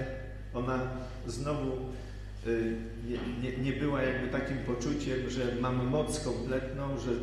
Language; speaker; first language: Polish; native; Polish